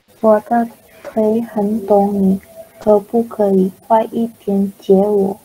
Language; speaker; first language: Chinese; non-native, learner; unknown